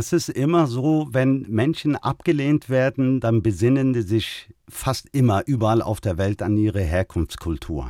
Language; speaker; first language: German; early bilingual, other home language; Turkish